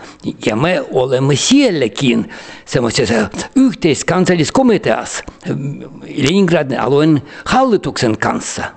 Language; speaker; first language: Finnish; early bilingual, heritage; Finnish